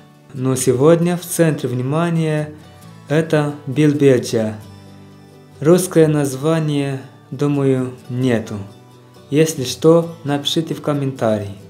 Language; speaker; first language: Russian; non-native, learner; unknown